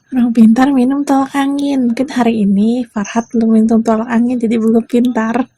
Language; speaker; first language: Indonesian; native; Indonesian